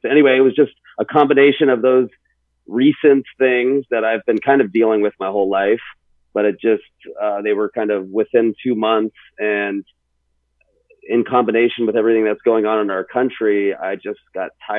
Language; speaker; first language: English; native; English